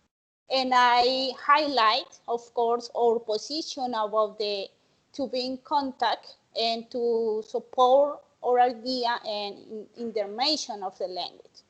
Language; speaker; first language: English; non-native, learner; Spanish